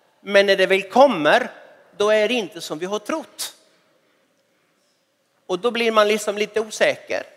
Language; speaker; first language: Swedish; non-native, fluent; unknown